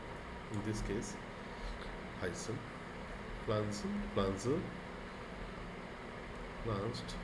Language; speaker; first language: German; non-native, fluent; Hindi